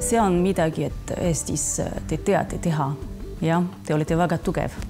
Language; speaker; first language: Estonian; non-native, learner; French